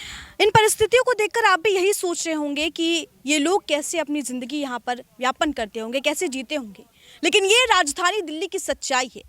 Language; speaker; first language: Hindi; native; Hindi